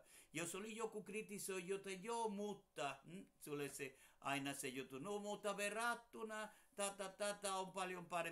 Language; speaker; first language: Finnish; non-native, fluent; Spanish